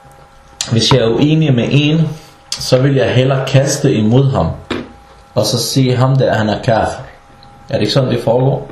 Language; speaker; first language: Danish; early bilingual, other home language; Arabic